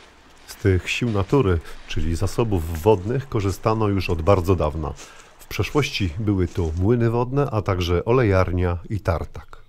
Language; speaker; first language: Polish; native; Polish